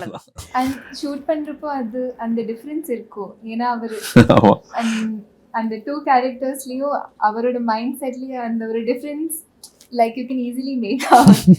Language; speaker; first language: Tamil; non-native, local second language; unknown